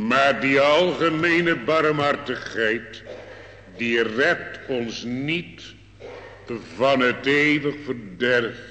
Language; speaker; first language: Dutch; native; Dutch